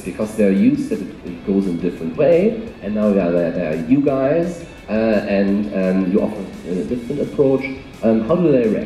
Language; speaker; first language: English; non-native, fluent; German